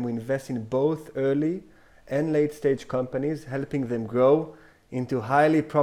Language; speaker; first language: English; non-native, fluent; Hebrew